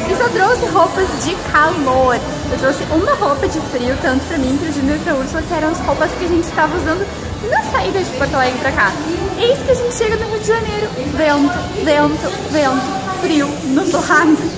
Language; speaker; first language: Portuguese; native; Portuguese